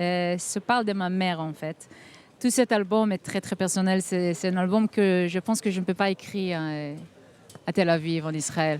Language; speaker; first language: French; non-native, fluent; Hebrew